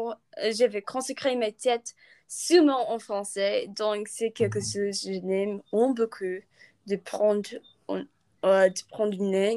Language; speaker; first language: French; non-native, learner; English